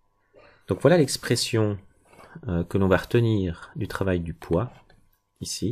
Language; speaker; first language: French; native; French